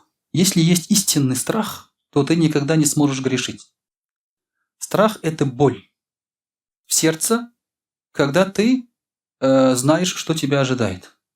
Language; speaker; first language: Russian; non-native, local second language; Tatar